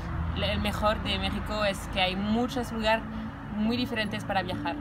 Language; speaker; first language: Spanish; non-native, fluent; French